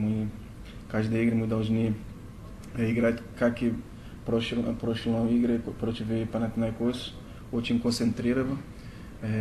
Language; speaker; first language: Russian; non-native, learner; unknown